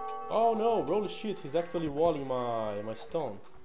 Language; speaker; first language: English; non-native, fluent; Portuguese